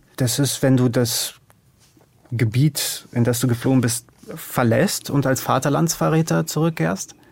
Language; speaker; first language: German; early bilingual, other home language; Hungarian